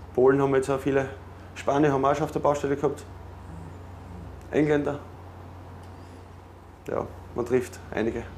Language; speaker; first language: German; native; German